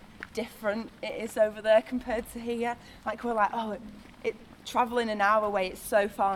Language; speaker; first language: English; native; English